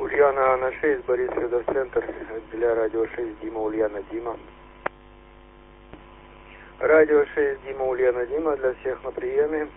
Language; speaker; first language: Russian; native; Russian